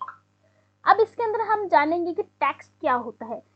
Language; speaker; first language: Hindi; native; Hindi